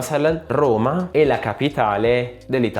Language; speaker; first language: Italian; non-native, fluent; Arabic